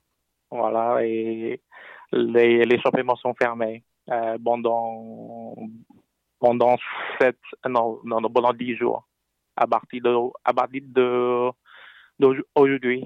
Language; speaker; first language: French; non-native, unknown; Chinese